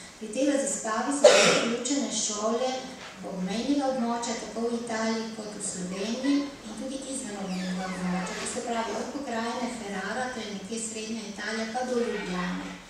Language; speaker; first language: Slovenian; native; Slovenian